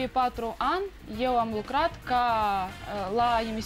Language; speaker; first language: Romanian; non-native, learner; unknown